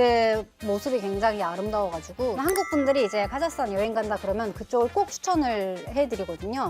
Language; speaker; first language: Korean; non-native, fluent; Kazakh